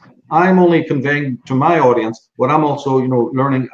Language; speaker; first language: English; native; English